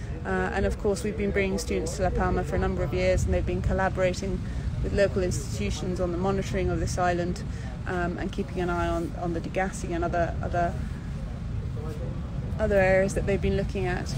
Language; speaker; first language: English; native; English